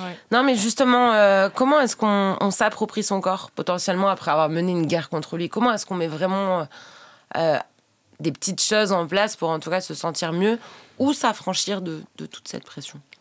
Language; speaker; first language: French; native; French